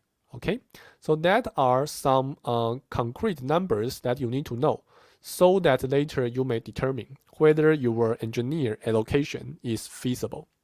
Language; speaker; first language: English; non-native, fluent; Chinese